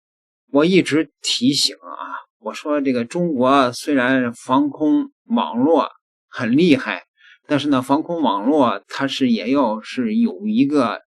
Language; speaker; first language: Chinese; native; Chinese